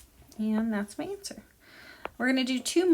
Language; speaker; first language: English; native; English